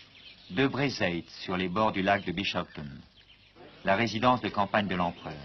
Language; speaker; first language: French; native; French